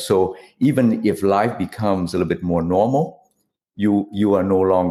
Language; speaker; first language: English; non-native, fluent; Vietnamese